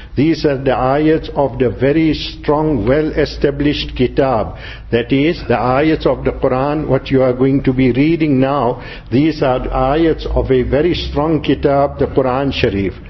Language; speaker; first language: English; native; English